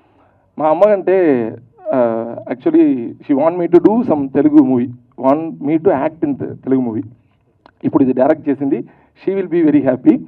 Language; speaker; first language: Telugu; early bilingual, heritage; Telugu